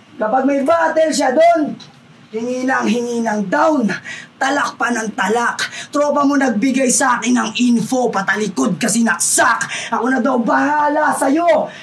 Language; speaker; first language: Filipino; native; Filipino